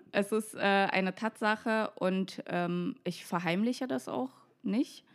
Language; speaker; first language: German; non-native, fluent; Russian